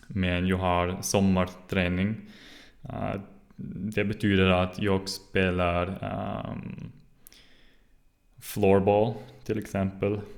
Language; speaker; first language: Swedish; non-native, learner; German